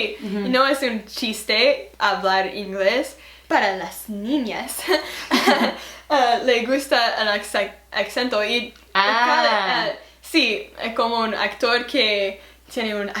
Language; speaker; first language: Spanish; non-native, learner; English